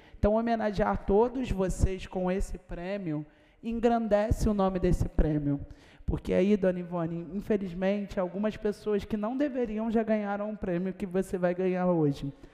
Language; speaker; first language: Portuguese; native; Portuguese